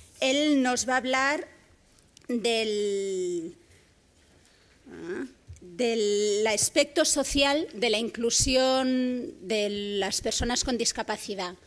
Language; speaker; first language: Spanish; native; Spanish